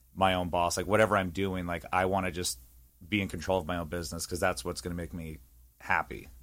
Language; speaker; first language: English; native; English